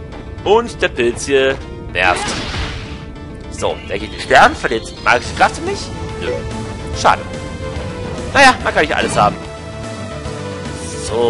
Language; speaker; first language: German; native; German